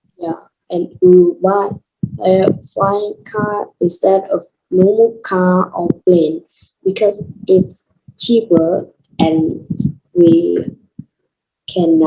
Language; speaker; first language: English; non-native, learner; Vietnamese